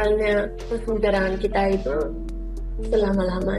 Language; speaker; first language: Indonesian; non-native, fluent; Malagasy